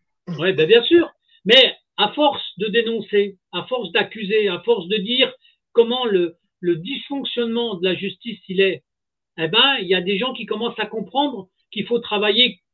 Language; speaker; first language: French; native; French